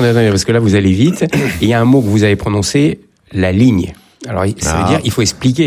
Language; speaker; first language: French; native; French